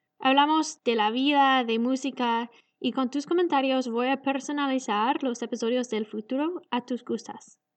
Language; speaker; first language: Spanish; non-native, learner; English